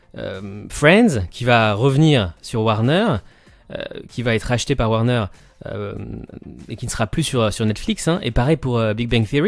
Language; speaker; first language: French; native; French